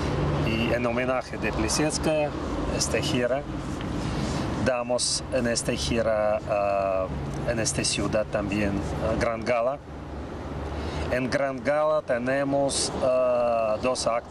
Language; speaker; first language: Spanish; non-native, learner; Russian